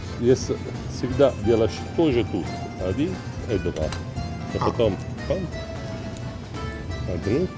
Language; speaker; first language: Russian; non-native, learner; Italian